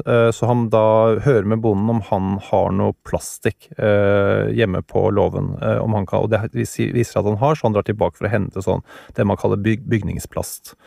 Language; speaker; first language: Norwegian; native; Norwegian